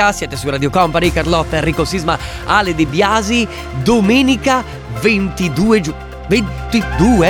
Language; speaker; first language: Italian; native; Italian